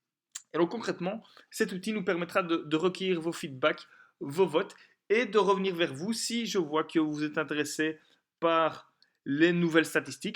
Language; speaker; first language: French; native; French